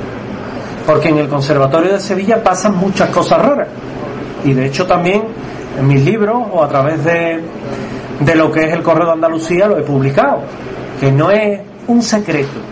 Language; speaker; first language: Spanish; native; Spanish